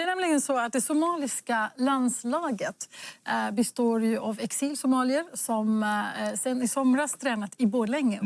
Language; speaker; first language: Swedish; native; Swedish